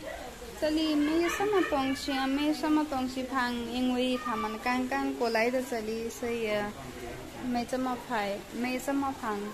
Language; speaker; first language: Chinese; non-native, learner; Nepali